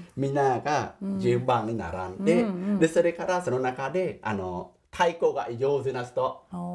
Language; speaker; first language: Japanese; non-native, fluent; Khmer